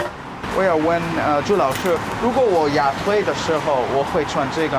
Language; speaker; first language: Chinese; non-native, learner; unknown